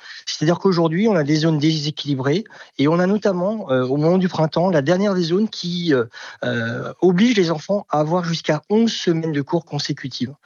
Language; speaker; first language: French; native; French